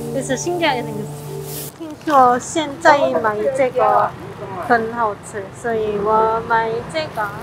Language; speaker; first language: Chinese; non-native, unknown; Korean